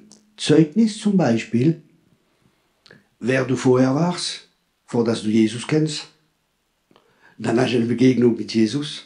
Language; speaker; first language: German; non-native, fluent; French